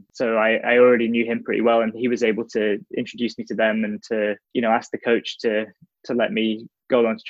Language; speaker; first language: English; native; English